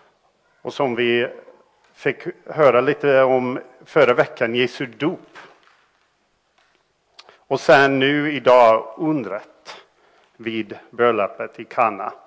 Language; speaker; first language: Swedish; non-native, fluent; English